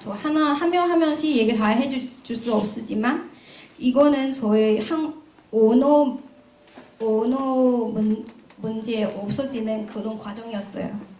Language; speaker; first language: Korean; non-native, learner; Chinese